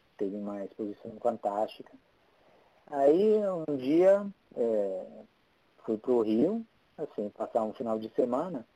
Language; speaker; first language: Portuguese; non-native, fluent; Italian